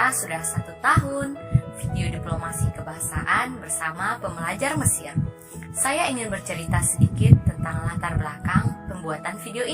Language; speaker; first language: Indonesian; native; Indonesian